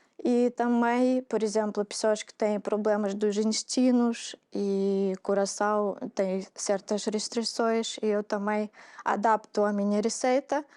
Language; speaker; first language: Portuguese; non-native, fluent; Russian